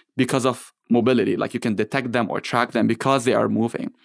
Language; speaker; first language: English; non-native, fluent; Arabic